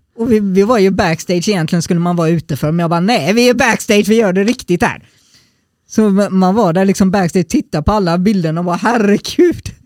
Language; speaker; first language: Swedish; native; Swedish